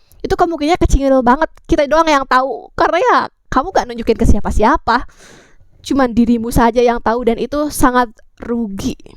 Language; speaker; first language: Indonesian; native; Indonesian